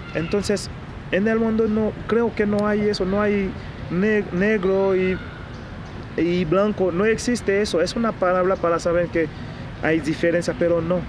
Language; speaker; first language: Spanish; non-native, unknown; Haitian Creole